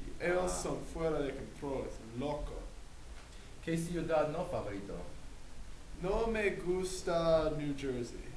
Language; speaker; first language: Spanish; non-native, learner; English